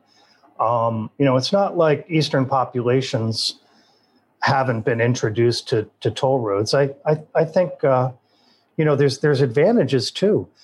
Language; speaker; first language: English; native; English